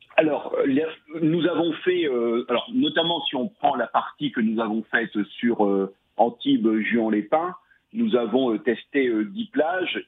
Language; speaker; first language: French; native; French